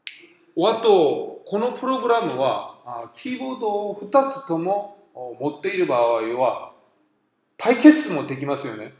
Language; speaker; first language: Japanese; non-native, fluent; Korean